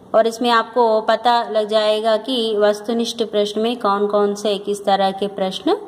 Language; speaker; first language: Hindi; non-native, local second language; Telugu